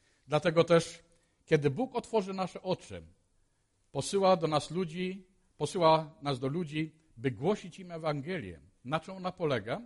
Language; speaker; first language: Polish; native; Polish